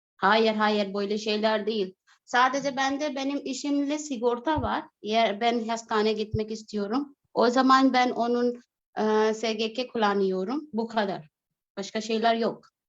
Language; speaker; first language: Turkish; non-native, learner; Urdu